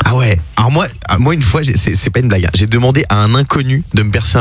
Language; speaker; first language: French; native; French